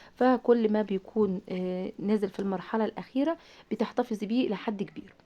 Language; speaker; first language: Arabic; native; Arabic